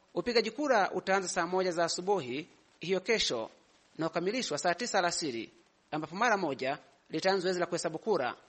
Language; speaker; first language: Swahili; non-native, local second language; Kinyarwanda